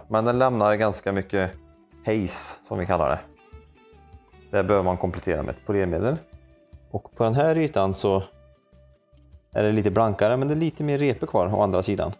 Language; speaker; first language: Swedish; native; Swedish